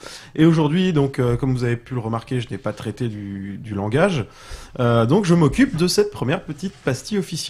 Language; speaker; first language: French; native; French